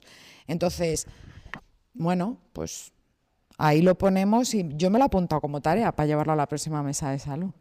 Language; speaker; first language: Spanish; native; Spanish